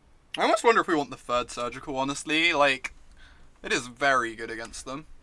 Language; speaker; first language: English; native; English